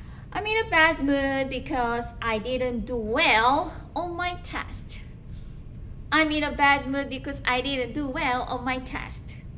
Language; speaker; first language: English; non-native, fluent; Korean